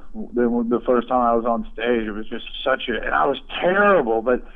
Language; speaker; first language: English; native; English